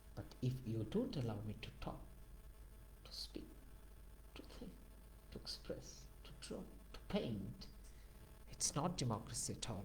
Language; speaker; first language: English; non-native, local second language; Bangla